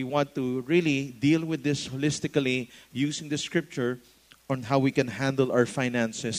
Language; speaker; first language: English; non-native, local second language; Filipino